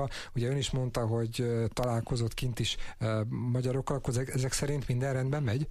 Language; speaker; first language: Hungarian; native; Hungarian